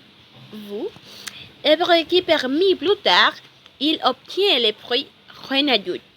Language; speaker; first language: French; non-native, learner; Spanish